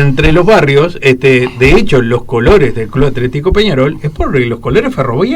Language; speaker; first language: Spanish; native; Spanish